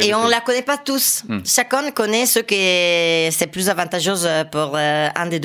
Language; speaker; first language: French; non-native, fluent; Italian